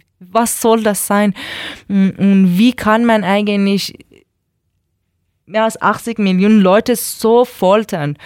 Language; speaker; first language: German; non-native, learner; Persian